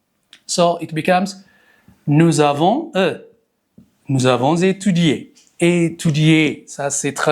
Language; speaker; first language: French; non-native, fluent; Amharic